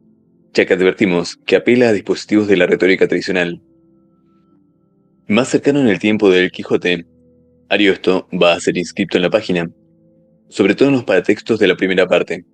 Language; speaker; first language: Spanish; native; Spanish